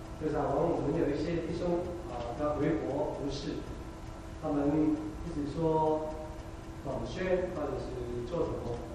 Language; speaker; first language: Chinese; non-native, local second language; Cantonese